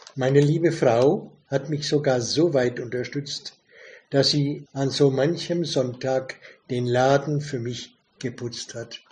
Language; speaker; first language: German; native; German